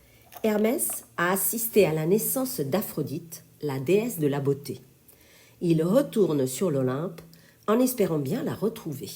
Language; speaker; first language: French; native; French